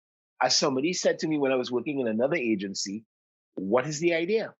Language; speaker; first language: English; native; English